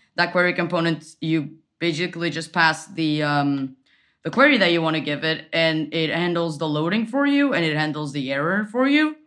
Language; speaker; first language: English; non-native, fluent; Portuguese